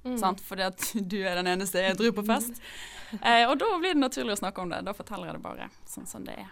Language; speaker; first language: Norwegian; native; Norwegian